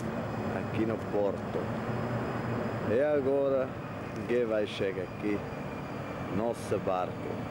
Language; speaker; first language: Portuguese; non-native, learner; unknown